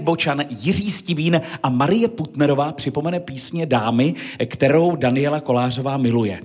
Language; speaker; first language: Czech; native; Czech